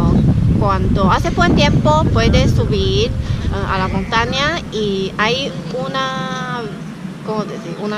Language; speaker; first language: Spanish; non-native, learner; Chinese